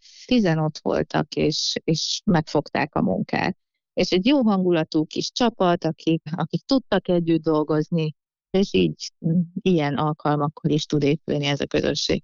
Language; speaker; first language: Hungarian; native; Hungarian